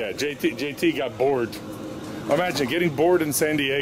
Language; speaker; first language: English; native; English